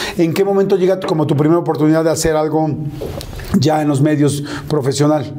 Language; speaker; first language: Spanish; native; Spanish